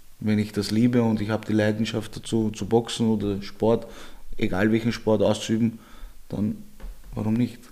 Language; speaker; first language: German; early bilingual, other home language; Georgian